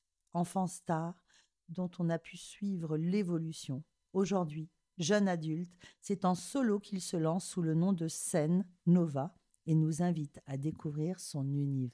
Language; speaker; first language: French; native; French